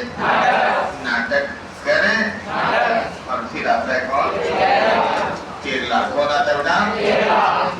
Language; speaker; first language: Hindi; native; Hindi